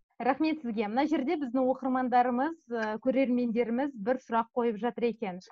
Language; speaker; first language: Kazakh; native; Kazakh